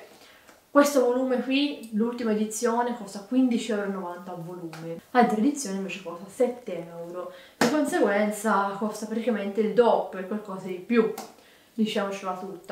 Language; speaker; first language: Italian; native; Italian